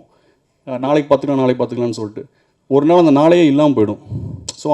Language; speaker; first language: Tamil; native; Tamil